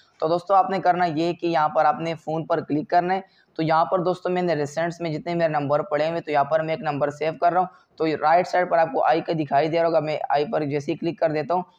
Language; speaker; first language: Urdu; non-native, local second language; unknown